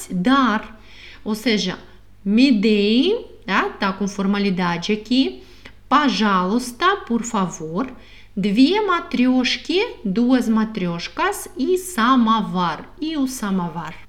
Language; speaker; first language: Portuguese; non-native, fluent; Russian